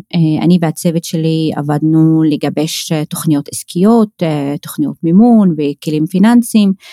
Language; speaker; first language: Hebrew; non-native, local second language; Arabic